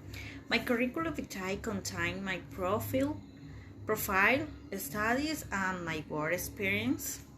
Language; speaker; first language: English; non-native, learner; Spanish